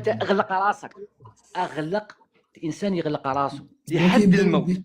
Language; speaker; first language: Arabic; native; Arabic